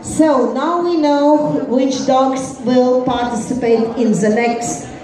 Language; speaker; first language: English; non-native, learner; Latvian